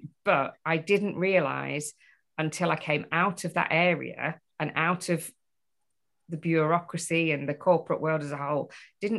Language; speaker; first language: English; native; English